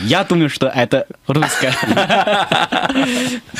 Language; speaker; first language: Russian; non-native, fluent; Chinese